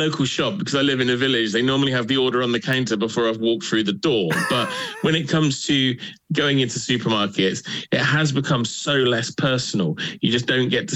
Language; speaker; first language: English; native; English